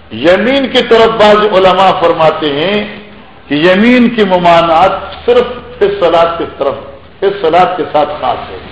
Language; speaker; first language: Urdu; non-native, local second language; Pashto